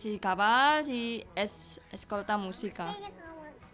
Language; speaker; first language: Catalan; non-native, learner; Indonesian